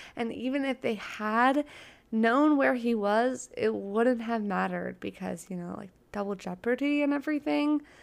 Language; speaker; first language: English; native; English